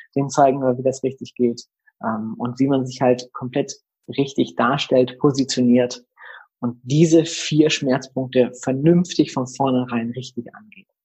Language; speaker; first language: German; native; German